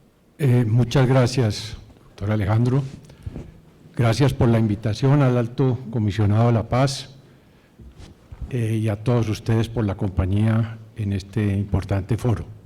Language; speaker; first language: Spanish; native; Spanish